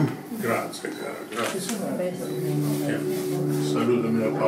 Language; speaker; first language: Italian; non-native, learner; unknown